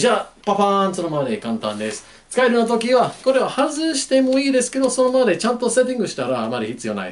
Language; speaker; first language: Japanese; non-native, learner; English